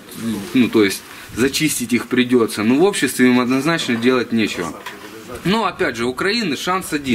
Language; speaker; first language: Russian; native; Russian